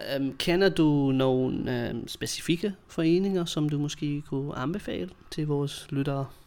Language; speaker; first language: Danish; non-native, fluent; English